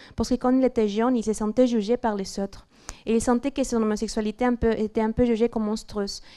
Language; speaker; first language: French; non-native, fluent; Spanish